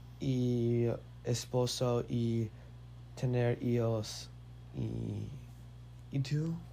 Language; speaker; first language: Spanish; non-native, learner; English